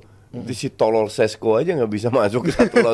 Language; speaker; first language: Indonesian; native; Indonesian